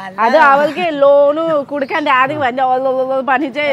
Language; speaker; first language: Malayalam; non-native, learner; Nepali